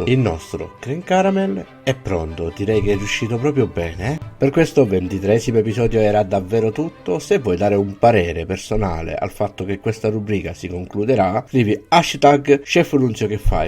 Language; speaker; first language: Italian; native; Italian